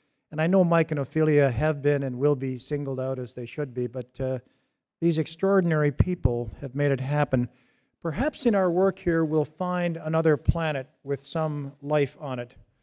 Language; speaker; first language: English; native; English